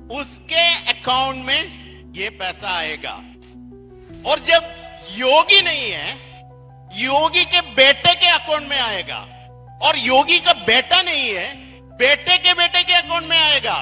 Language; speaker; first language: Hindi; non-native, fluent; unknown